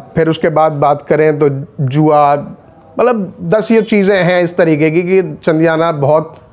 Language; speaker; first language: Hindi; native; Hindi